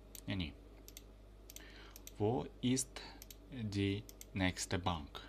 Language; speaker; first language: German; non-native, fluent; Uzbek